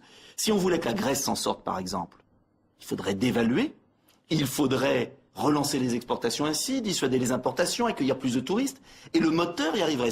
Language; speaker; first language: French; native; French